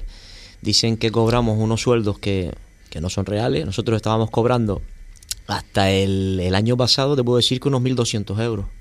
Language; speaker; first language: Spanish; native; Spanish